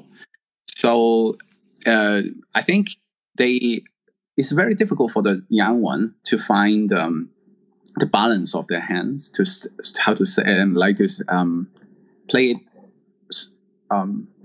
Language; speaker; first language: English; non-native, local second language; Cantonese